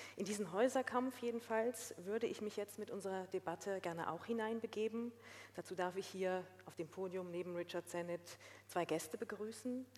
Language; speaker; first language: German; native; German